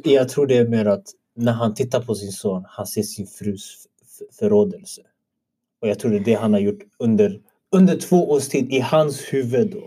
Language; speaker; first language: Swedish; early bilingual, other home language; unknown